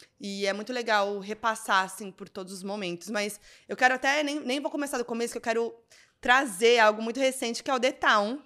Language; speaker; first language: Portuguese; native; Portuguese